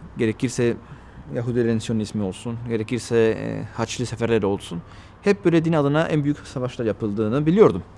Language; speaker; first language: Turkish; non-native, fluent; Spanish